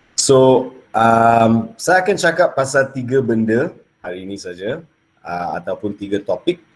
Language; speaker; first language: Malay; non-native, local second language; English